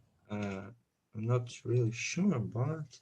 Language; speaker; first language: English; non-native, learner; Russian